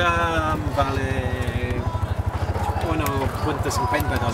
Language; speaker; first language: Spanish; non-native, learner; English